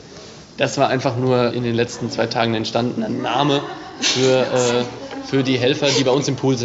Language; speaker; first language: German; native; German